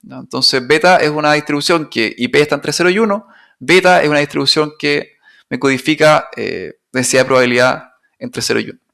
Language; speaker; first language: Spanish; native; Spanish